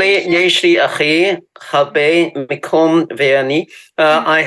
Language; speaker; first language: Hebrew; non-native, learner; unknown